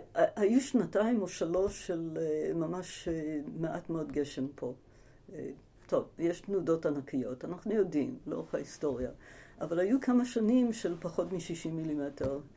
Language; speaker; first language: Hebrew; early bilingual, other home language; English